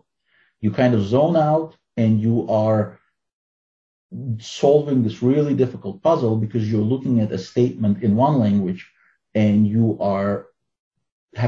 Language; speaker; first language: English; non-native, fluent; Russian